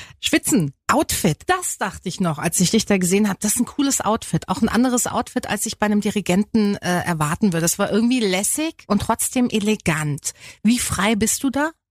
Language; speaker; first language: German; native; German